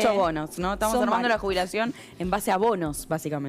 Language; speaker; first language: Spanish; native; Spanish